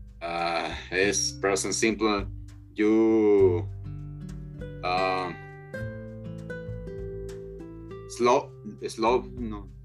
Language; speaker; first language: English; non-native, learner; Spanish